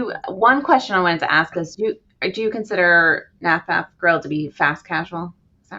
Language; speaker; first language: English; native; English